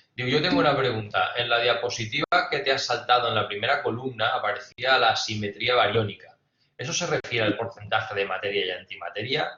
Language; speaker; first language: Spanish; non-native, local second language; Catalan